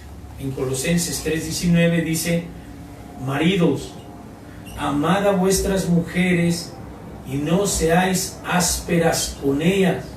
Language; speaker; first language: Spanish; native; Spanish